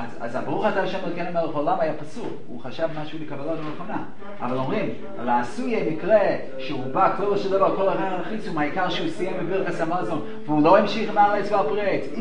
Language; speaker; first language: Hebrew; non-native, fluent; English